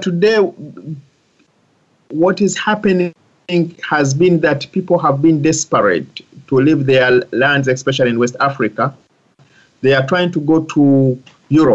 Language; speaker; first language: English; non-native, local second language; Ganda